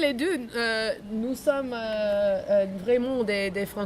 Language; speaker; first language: French; non-native, learner; English